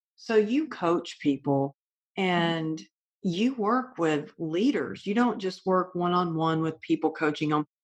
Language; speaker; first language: English; native; English